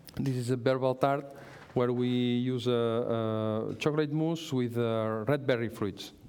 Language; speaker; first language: English; non-native, learner; Spanish